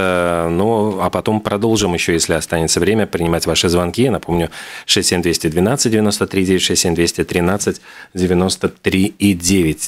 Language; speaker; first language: Russian; native; Russian